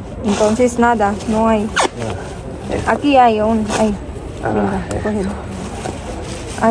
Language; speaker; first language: Spanish; non-native, learner; Filipino